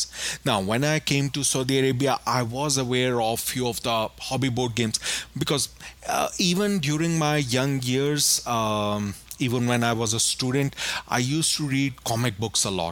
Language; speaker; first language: English; non-native, local second language; Urdu